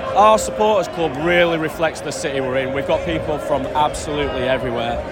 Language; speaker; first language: English; native; English